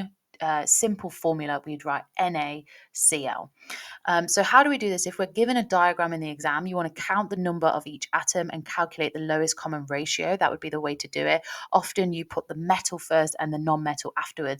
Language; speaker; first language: English; native; English